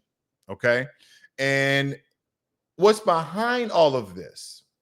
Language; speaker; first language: English; native; English